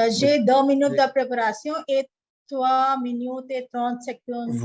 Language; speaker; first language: French; non-native, learner; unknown